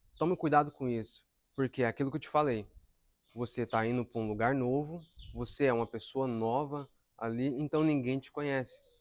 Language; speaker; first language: Portuguese; native; Portuguese